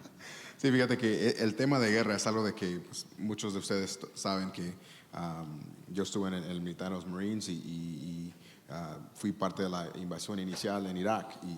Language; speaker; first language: Spanish; early bilingual, heritage; Spanish